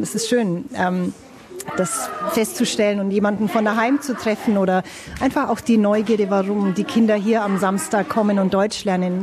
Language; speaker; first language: German; native; German